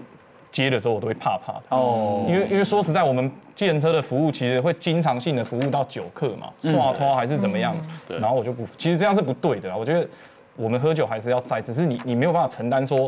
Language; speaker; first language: Chinese; native; Chinese